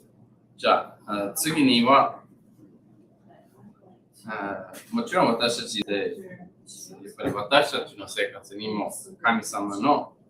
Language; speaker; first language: Japanese; non-native, learner; English